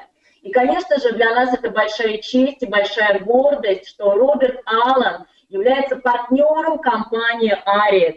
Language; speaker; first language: Russian; native; Russian